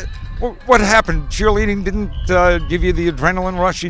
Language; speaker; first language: English; native; English